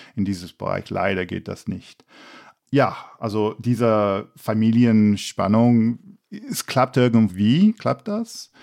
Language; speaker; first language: German; non-native, fluent; English